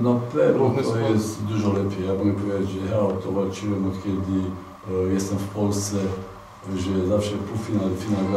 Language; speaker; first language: Polish; non-native, fluent; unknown